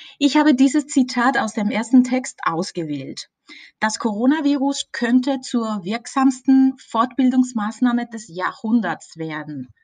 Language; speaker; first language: German; non-native, fluent; Spanish